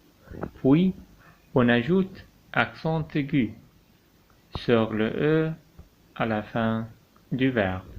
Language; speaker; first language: French; non-native, local second language; Arabic